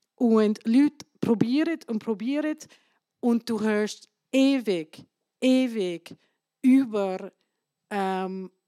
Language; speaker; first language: German; non-native, fluent; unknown